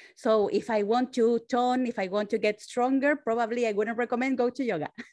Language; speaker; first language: English; non-native, fluent; Spanish